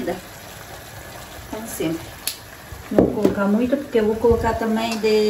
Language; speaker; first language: Portuguese; non-native, fluent; Ukrainian